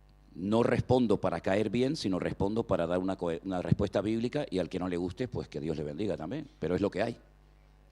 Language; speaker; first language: Spanish; native; Spanish